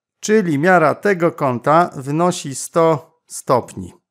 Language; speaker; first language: Polish; native; Polish